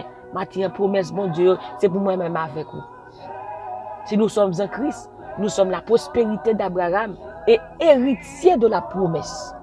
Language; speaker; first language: French; non-native, local second language; Haitian Creole